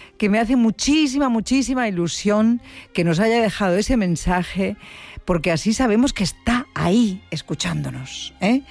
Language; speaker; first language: Spanish; native; Spanish